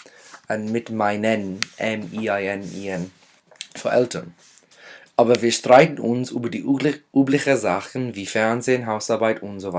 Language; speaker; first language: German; non-native, fluent; English